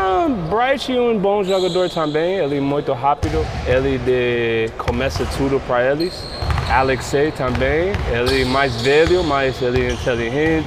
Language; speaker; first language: Portuguese; non-native, learner; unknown